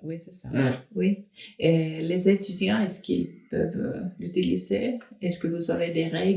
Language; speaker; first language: French; non-native, learner; Finnish